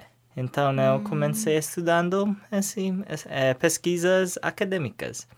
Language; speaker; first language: Portuguese; non-native, learner; English